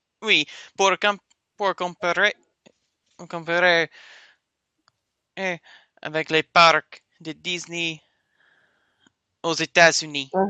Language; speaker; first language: French; non-native, learner; English